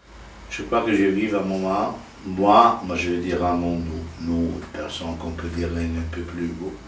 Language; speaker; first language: French; non-native, fluent; Italian